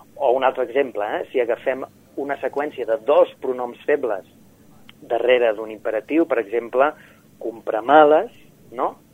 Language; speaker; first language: Catalan; native; Catalan